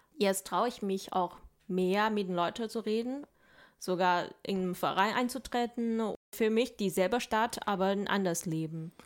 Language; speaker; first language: German; non-native, fluent; Chinese